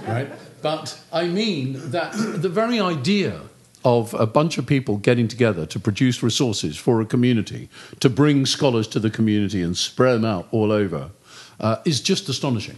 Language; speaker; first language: English; native; English